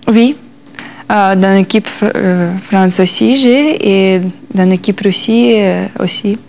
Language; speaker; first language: French; non-native, learner; Russian